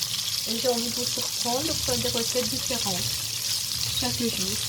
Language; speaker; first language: French; native; French